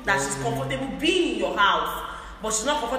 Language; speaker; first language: English; non-native, local second language; Igbo